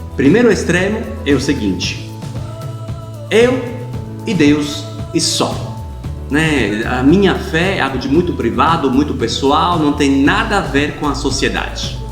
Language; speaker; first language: Portuguese; non-native, fluent; Italian